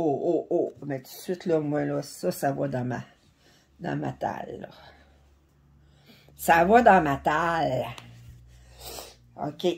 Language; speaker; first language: French; native; French